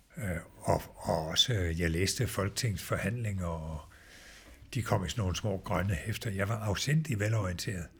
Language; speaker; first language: Danish; native; Danish